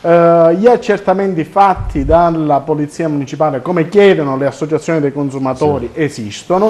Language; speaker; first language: Italian; native; Italian